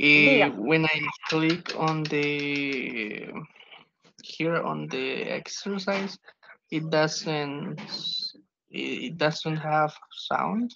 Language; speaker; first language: English; non-native, learner; Spanish